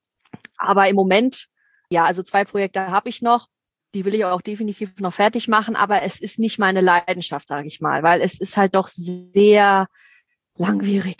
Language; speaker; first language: German; native; German